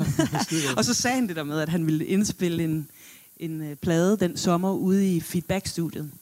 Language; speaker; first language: Danish; native; Danish